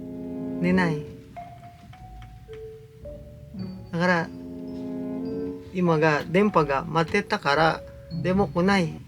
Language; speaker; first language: Japanese; non-native, learner; Filipino